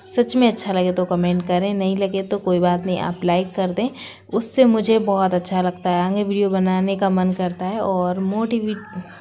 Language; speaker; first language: Hindi; native; Hindi